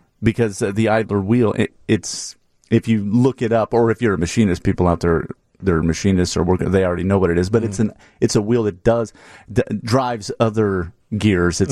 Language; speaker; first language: English; native; English